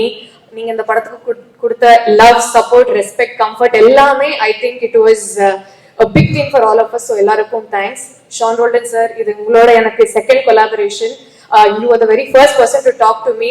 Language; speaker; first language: Tamil; non-native, learner; Telugu